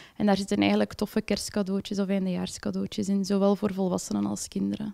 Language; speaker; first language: Dutch; native; Dutch